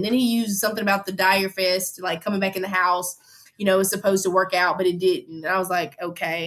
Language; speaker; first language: English; native; English